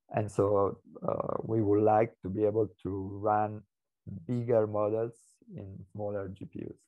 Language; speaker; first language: English; non-native, fluent; Italian